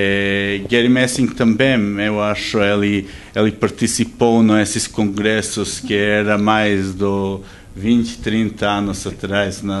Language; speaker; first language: Portuguese; non-native, fluent; Serbian